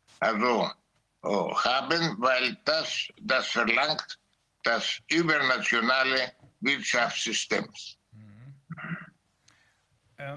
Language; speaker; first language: German; non-native, learner; Greek